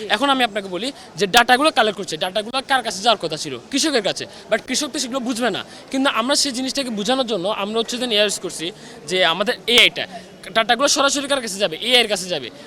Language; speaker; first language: Bangla; native; Bangla